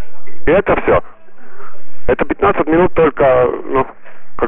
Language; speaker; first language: Russian; non-native, local second language; Estonian